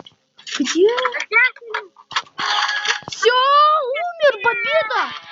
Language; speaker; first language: Russian; non-native, local second language; Kyrgyz